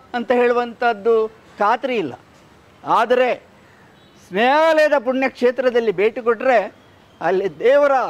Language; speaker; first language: Kannada; non-native, local second language; Konkani